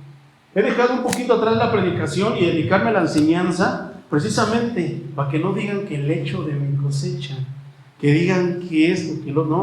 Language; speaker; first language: Spanish; native; Spanish